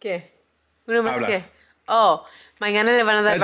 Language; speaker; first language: Spanish; early bilingual, heritage; Spanish